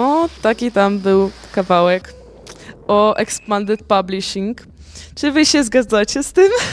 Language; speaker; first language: Polish; non-native, fluent; Ukrainian